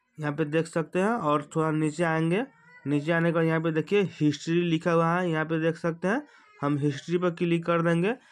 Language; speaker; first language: Hindi; native; Hindi